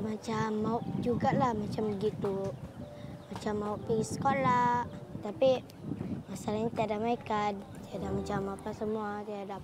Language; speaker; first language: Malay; non-native, local second language; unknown